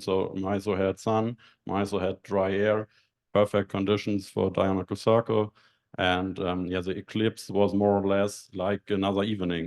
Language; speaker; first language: English; non-native, fluent; German